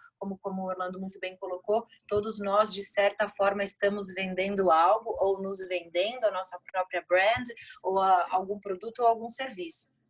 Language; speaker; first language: Portuguese; native; Portuguese